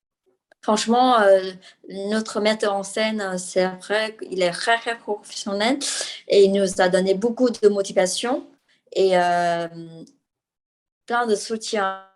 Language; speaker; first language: French; non-native, fluent; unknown